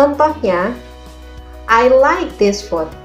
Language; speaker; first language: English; non-native, learner; Indonesian